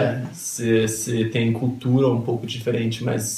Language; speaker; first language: Portuguese; early bilingual, other home language; Danish